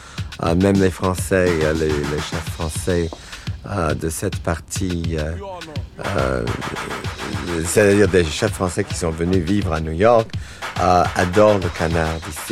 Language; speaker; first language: French; non-native, fluent; English